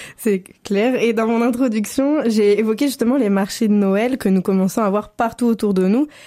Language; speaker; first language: French; native; French